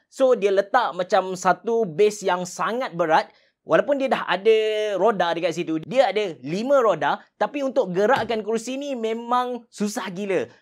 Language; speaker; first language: Malay; native; Malay